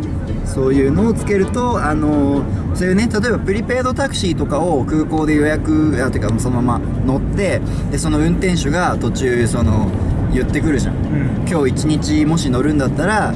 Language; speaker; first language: Japanese; native; Japanese